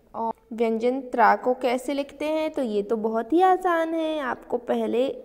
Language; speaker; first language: Hindi; native; Hindi